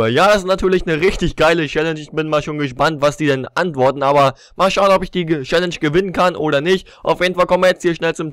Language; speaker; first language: German; native; German